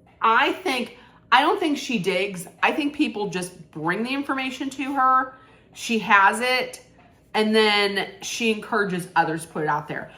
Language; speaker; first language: English; native; English